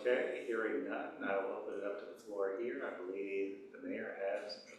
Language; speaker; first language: English; native; English